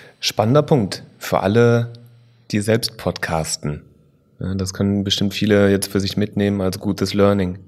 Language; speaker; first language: German; native; German